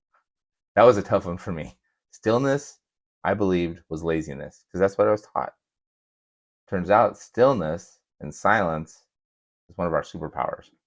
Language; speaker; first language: English; native; English